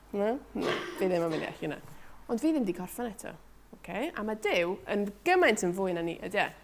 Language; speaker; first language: Welsh; native; Welsh